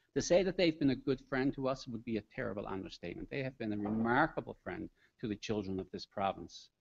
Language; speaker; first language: English; native; English